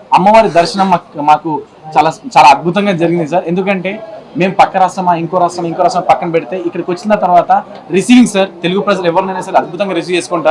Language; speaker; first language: Telugu; native; Telugu